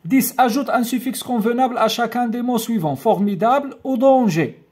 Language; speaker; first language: French; non-native, local second language; Arabic